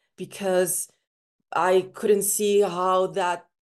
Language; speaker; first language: English; non-native, fluent; Spanish